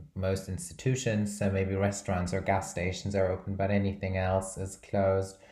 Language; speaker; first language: English; non-native, fluent; Portuguese